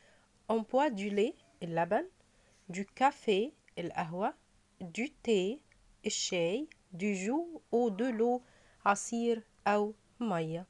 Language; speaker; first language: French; non-native, fluent; Arabic